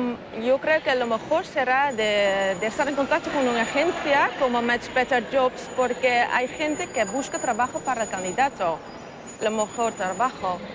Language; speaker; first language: Spanish; non-native, fluent; Dutch